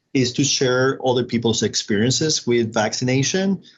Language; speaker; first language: English; non-native, fluent; Spanish